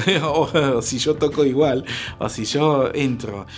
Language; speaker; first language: Spanish; non-native, fluent; Russian